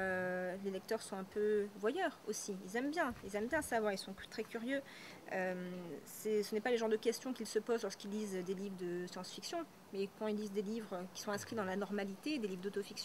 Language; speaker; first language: French; native; French